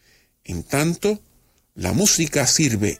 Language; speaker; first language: Spanish; native; Spanish